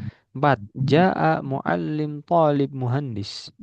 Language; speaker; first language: Arabic; non-native, fluent; Indonesian